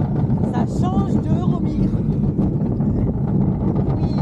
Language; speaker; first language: French; native; French